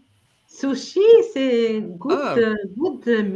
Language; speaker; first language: French; non-native, learner; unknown